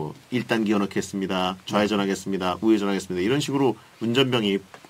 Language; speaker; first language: Korean; native; Korean